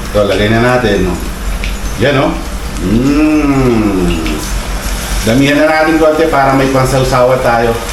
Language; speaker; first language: Filipino; native; Filipino